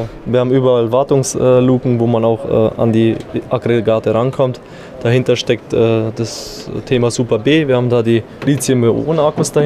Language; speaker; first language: German; native; German